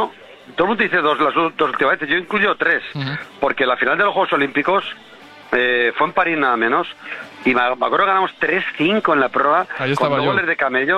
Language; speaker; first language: Spanish; native; Spanish